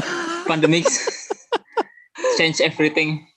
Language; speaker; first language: English; non-native, learner; Indonesian